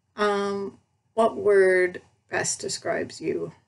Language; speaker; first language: English; native; English